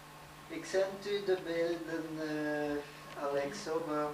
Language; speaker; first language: Dutch; non-native, learner; French